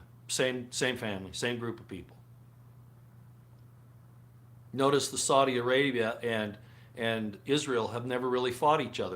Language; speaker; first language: English; native; English